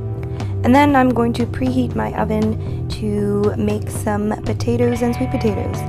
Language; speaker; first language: English; native; English